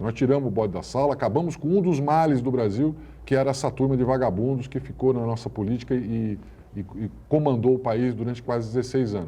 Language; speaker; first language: Portuguese; native; Portuguese